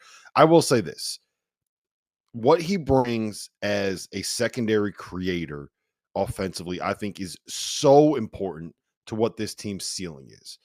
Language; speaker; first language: English; native; English